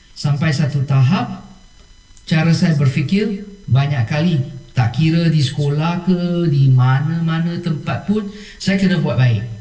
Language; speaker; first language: Malay; non-native, local second language; Chinese